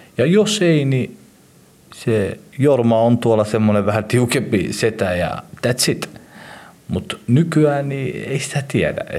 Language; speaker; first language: Finnish; early bilingual, other home language; Somali